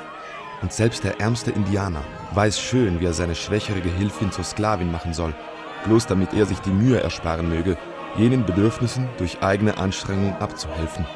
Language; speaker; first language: German; native; German